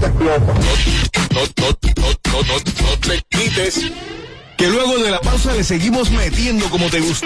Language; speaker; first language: Spanish; native; Spanish